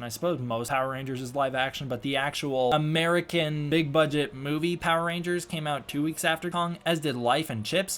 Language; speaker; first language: English; native; English